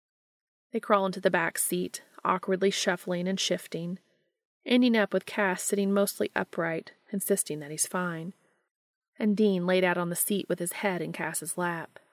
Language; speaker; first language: English; native; English